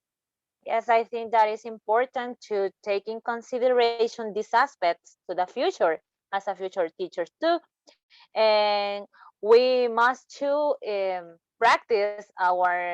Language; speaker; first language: English; non-native, learner; Spanish